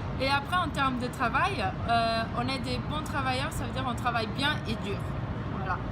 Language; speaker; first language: French; non-native, fluent; Portuguese